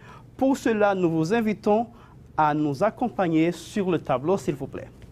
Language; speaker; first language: French; non-native, fluent; Spanish